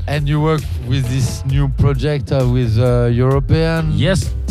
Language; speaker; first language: English; non-native, learner; French